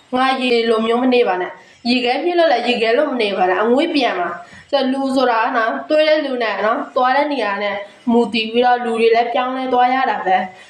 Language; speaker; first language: Burmese; non-native, local second language; Mon